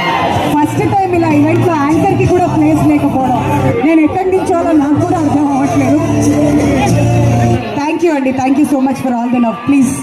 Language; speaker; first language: Telugu; native; Telugu